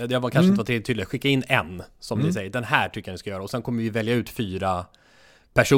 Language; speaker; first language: Swedish; native; Swedish